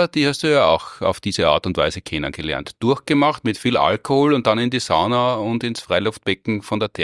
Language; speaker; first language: German; native; German